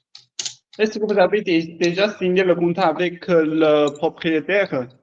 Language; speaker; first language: French; non-native, learner; Chinese